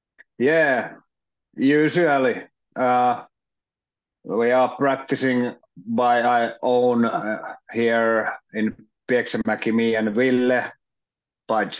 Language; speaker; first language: English; non-native, learner; Finnish